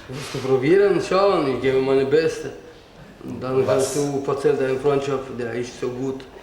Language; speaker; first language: German; non-native, learner; Romany